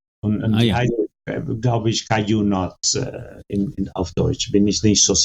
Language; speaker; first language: German; non-native, fluent; Spanish